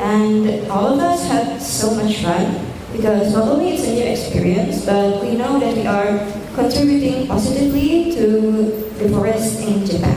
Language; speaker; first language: English; non-native, fluent; Indonesian